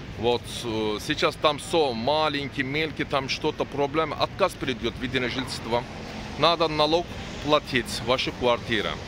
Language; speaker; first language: Russian; non-native, learner; Turkish